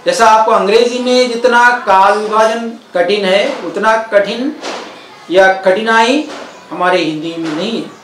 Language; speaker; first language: Hindi; non-native, local second language; Telugu